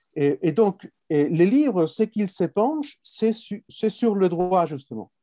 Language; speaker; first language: French; non-native, fluent; Spanish